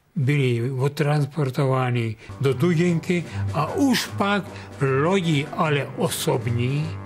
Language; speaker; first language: Czech; non-native, local second language; Rusyn